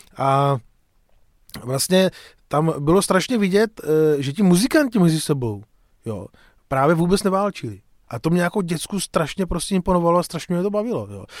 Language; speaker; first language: Czech; native; Czech